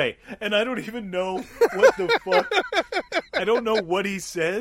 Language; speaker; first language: English; native; English